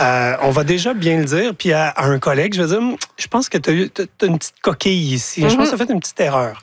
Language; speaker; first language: French; native; French